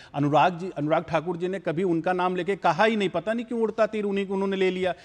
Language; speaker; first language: Hindi; native; Hindi